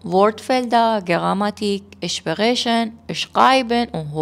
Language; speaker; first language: German; non-native, fluent; Persian